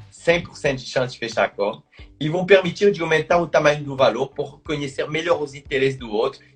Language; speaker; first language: Portuguese; non-native, fluent; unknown